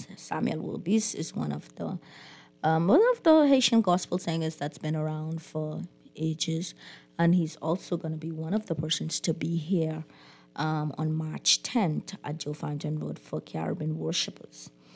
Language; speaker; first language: English; non-native, local second language; French